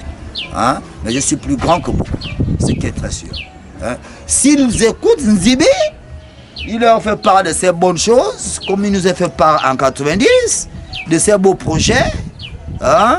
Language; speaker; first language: French; non-native, local second language; Fang